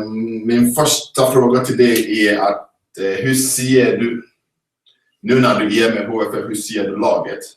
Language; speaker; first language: Swedish; non-native, fluent; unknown